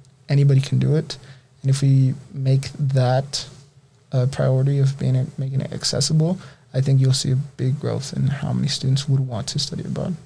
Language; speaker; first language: English; native; English